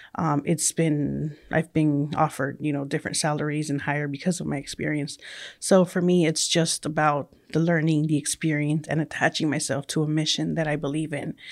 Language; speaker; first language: English; early bilingual, other home language; Spanish